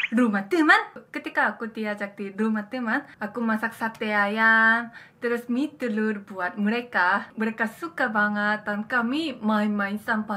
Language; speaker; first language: Indonesian; non-native, fluent; Korean